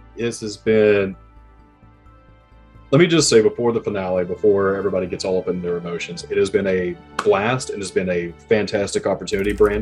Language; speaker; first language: English; native; English